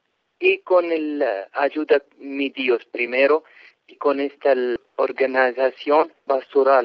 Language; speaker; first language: Spanish; non-native, learner; Arabic